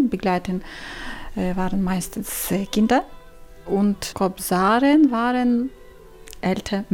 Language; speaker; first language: German; non-native, learner; Ukrainian